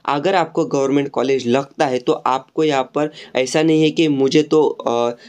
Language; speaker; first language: Hindi; non-native, local second language; Marathi